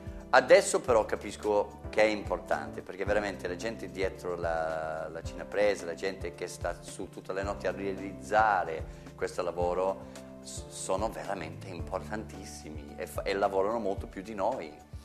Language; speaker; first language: Italian; non-native, fluent; English